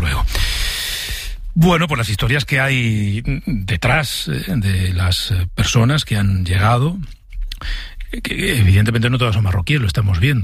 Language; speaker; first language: Spanish; native; Spanish